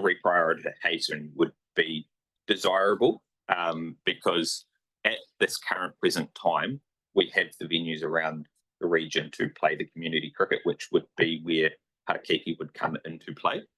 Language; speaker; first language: English; native; English